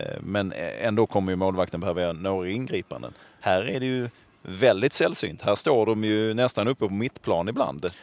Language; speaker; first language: Swedish; native; Swedish